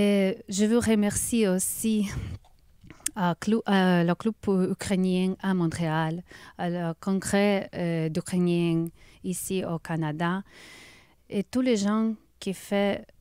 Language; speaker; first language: French; non-native, learner; Ukrainian